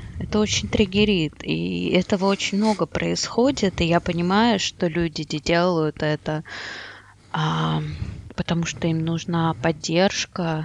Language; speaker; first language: Russian; native; Russian